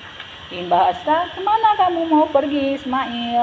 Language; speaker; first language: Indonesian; non-native, local second language; Achinese